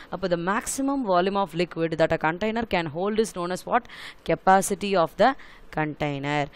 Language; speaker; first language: English; non-native, local second language; Tamil